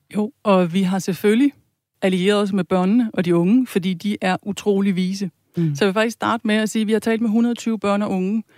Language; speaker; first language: Danish; native; Danish